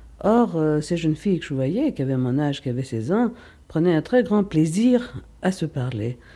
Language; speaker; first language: French; non-native, fluent; Greek